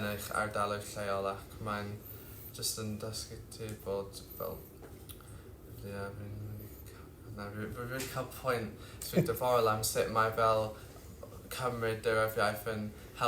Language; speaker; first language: Welsh; non-native, local second language; English